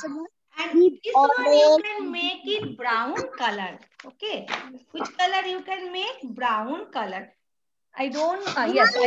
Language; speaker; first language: English; non-native, learner; Bangla